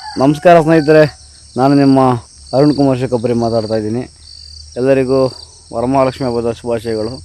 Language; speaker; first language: Kannada; native; Kannada